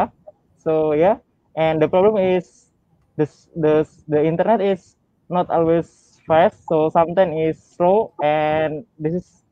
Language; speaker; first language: English; non-native, learner; Indonesian